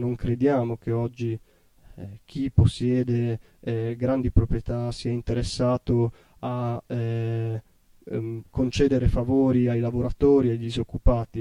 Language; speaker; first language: Italian; native; Italian